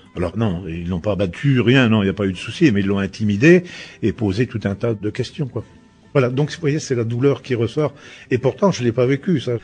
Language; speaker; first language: French; native; French